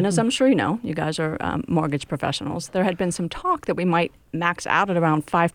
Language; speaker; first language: English; native; English